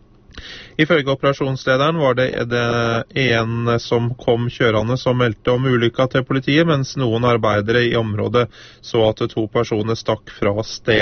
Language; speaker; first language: Norwegian; native; Norwegian